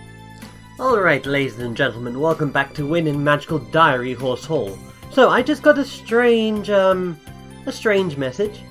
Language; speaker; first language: English; native; English